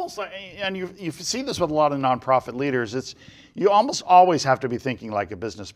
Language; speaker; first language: English; native; English